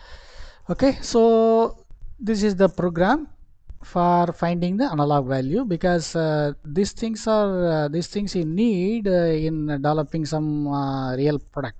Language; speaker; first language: English; non-native, local second language; Tamil